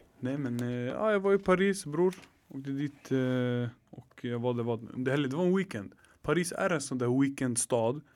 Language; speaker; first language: Swedish; early bilingual, other home language; Arabic